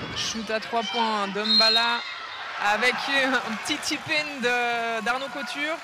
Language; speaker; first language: French; native; French